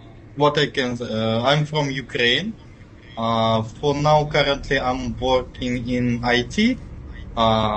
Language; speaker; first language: English; non-native, fluent; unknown